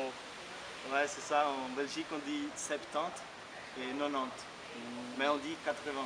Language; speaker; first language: French; non-native, fluent; Portuguese